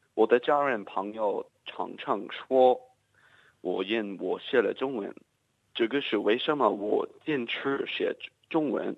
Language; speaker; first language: Chinese; non-native, learner; English